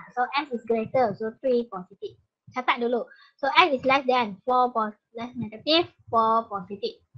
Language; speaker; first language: English; non-native, local second language; Malay